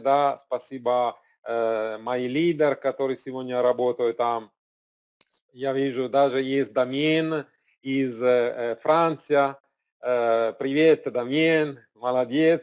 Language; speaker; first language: Russian; non-native, learner; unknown